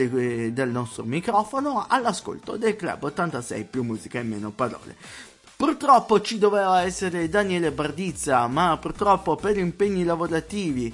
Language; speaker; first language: Italian; native; Italian